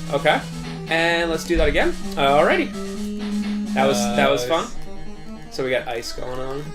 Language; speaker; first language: English; native; English